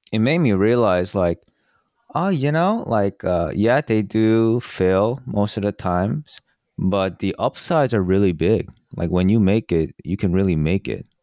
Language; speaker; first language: English; early bilingual, other home language; Korean